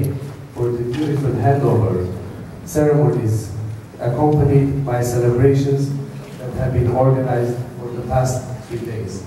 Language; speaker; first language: English; non-native, fluent; Armenian